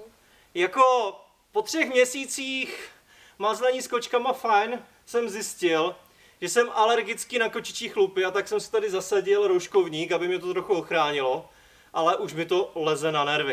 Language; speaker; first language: Czech; native; Czech